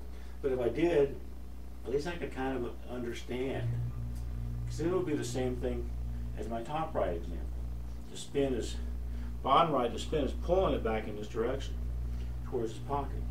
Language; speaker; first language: English; native; English